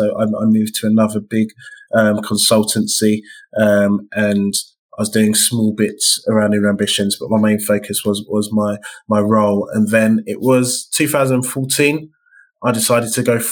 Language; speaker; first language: English; native; English